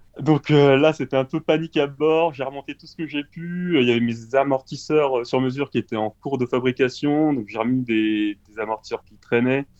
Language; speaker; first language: French; early bilingual, other home language; Portuguese